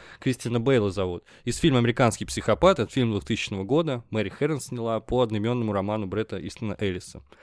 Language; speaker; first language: Russian; native; Russian